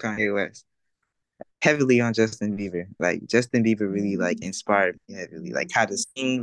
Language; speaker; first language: English; native; English